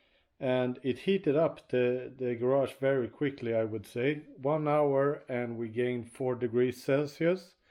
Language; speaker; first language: English; non-native, fluent; Swedish